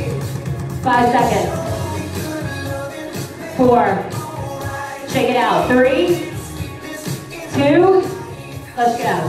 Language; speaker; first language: English; native; English